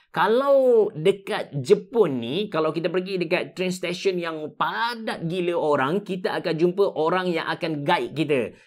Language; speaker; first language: Malay; native; Malay